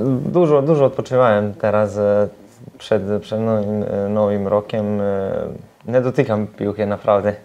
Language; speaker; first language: Polish; non-native, learner; Serbian